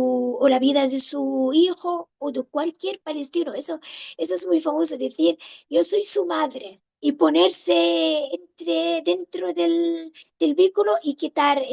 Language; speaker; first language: Spanish; non-native, fluent; Arabic